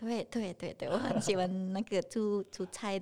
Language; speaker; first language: Chinese; non-native, learner; Indonesian